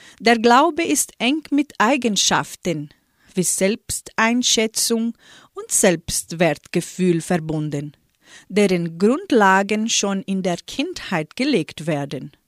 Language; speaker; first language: German; early bilingual, heritage; German